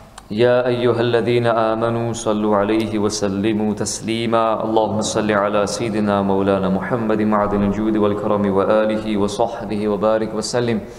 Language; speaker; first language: Arabic; non-native, fluent; English